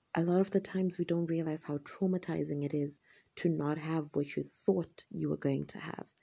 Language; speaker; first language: English; non-native, local second language; Shona